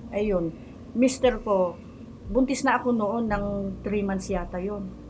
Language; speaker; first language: Filipino; non-native, local second language; Iloko